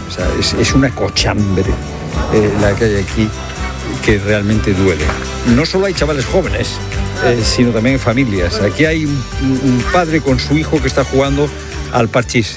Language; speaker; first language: Spanish; native; Spanish